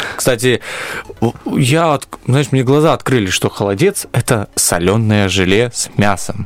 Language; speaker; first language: Russian; non-native, local second language; Romanian